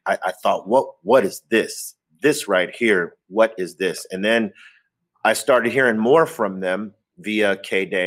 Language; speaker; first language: English; native; English